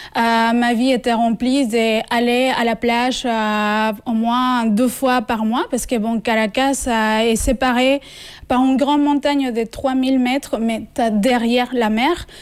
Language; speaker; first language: French; non-native, fluent; Spanish